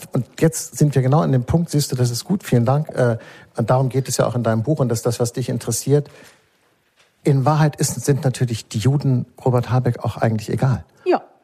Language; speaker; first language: German; native; German